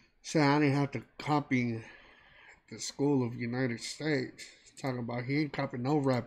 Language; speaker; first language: English; early bilingual, other home language; Spanish